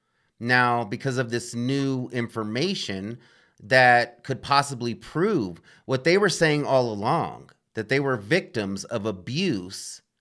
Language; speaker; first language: English; native; English